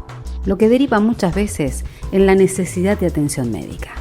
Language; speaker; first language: Spanish; native; Spanish